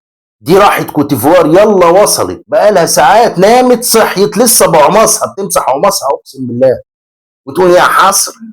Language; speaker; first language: Arabic; native; Arabic